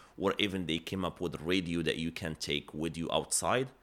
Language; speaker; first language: English; non-native, fluent; Arabic